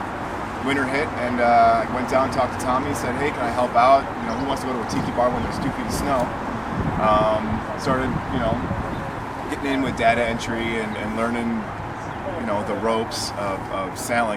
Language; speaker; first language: English; native; English